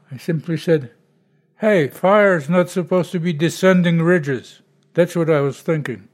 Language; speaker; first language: English; non-native, fluent; Polish